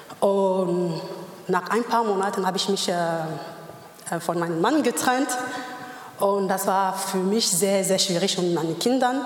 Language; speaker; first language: German; non-native, learner; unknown